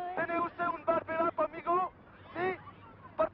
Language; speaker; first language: Spanish; non-native, learner; French